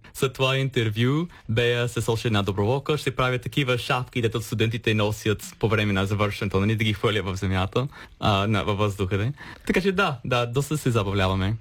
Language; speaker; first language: Bulgarian; non-native, fluent; English